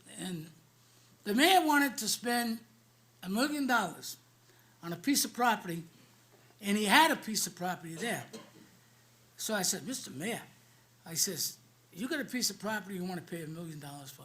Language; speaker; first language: English; native; English